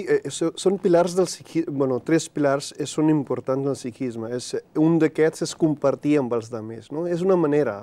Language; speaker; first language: Catalan; non-native, fluent; Punjabi